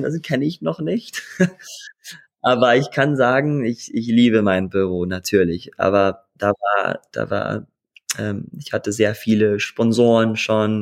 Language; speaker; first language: German; early bilingual, heritage; German